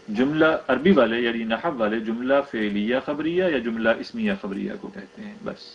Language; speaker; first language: Urdu; native; Urdu